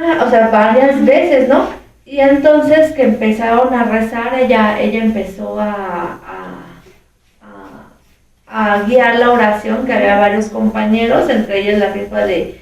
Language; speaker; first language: Spanish; native; Spanish